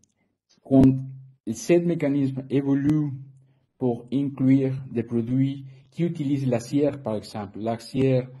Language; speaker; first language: French; non-native, fluent; Spanish